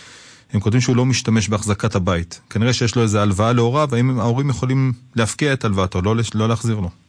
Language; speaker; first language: Hebrew; native; Hebrew